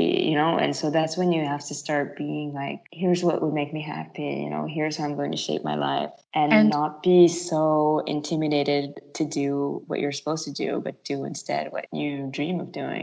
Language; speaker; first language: English; native; English